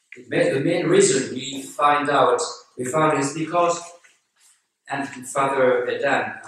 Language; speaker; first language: English; non-native, fluent; French